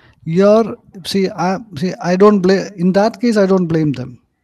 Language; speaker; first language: English; non-native, local second language; Malayalam